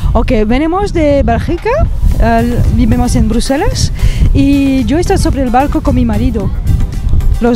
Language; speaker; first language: Spanish; non-native, learner; French